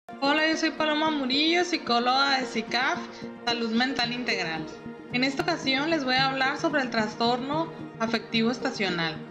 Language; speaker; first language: Spanish; native; Spanish